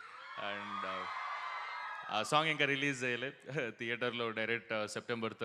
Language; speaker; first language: Telugu; native; Telugu